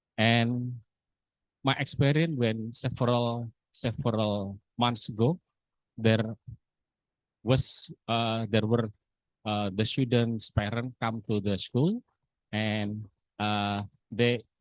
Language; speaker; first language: English; non-native, learner; Indonesian